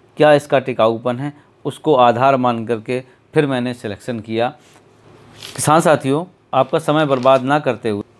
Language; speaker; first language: Hindi; native; Hindi